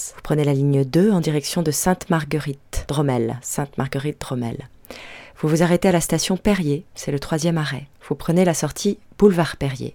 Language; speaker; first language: French; native; French